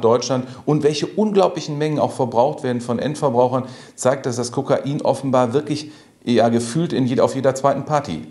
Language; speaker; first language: German; native; German